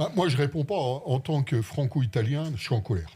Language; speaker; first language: French; native; French